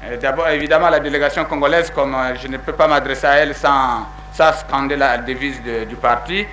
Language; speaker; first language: French; non-native, local second language; Kongo